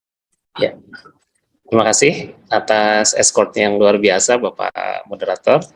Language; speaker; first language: Indonesian; native; Indonesian